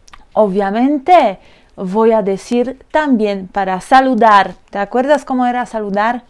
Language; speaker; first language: Spanish; non-native, fluent; Polish